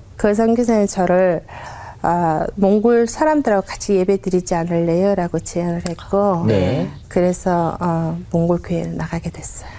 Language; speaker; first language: Korean; non-native, fluent; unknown